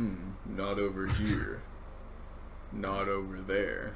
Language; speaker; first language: English; native; English